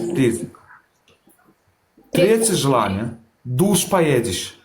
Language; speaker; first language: Russian; non-native, learner; Turkmen